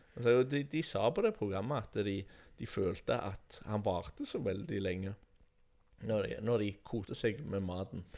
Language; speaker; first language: Norwegian; native; Norwegian